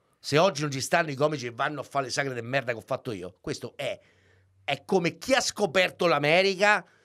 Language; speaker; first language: Italian; native; Italian